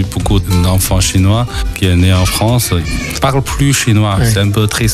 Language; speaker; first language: French; non-native, fluent; Chinese